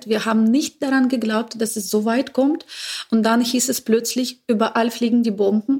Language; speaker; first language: German; non-native, fluent; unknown